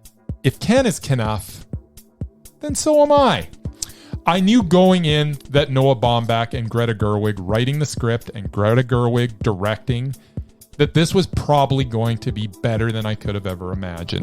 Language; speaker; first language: English; native; English